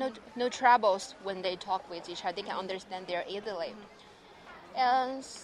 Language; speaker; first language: English; non-native, learner; Chinese